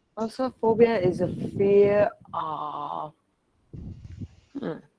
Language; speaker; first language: English; non-native, learner; Vietnamese